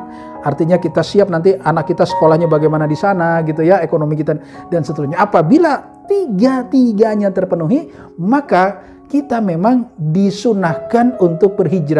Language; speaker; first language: Indonesian; native; Indonesian